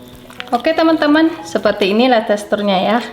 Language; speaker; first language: Indonesian; native; Indonesian